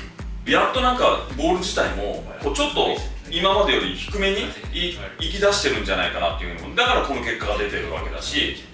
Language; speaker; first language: Japanese; native; Japanese